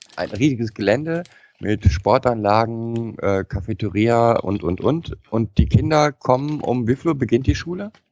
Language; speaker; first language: German; native; German